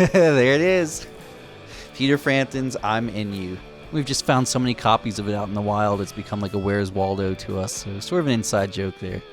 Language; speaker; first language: English; native; English